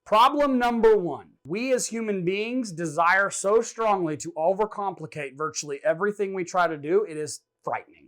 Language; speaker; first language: English; native; English